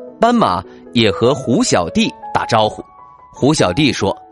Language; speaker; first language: Chinese; native; Chinese